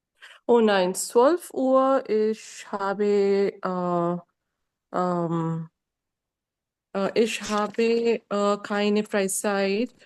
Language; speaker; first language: German; non-native, learner; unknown